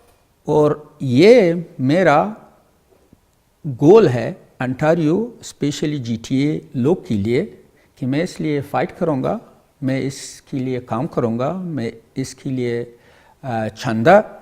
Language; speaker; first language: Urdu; non-native, learner; Pashto